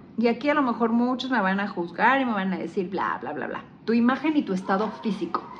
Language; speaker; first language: Spanish; native; Spanish